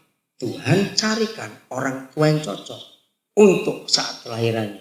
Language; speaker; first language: Indonesian; native; Indonesian